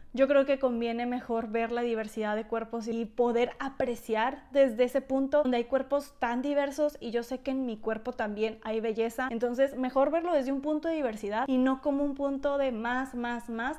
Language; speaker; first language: Spanish; native; Spanish